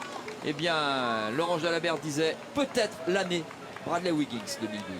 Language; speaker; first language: French; native; French